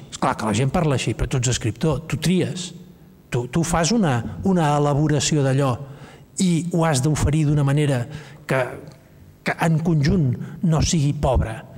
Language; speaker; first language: Catalan; native; Catalan